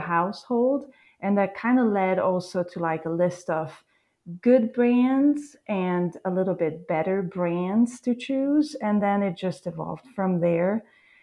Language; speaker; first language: English; non-native, fluent; Hungarian